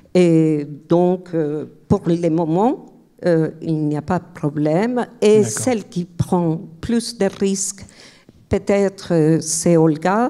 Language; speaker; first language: French; non-native, fluent; Spanish